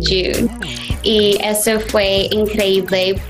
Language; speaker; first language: Spanish; non-native, fluent; English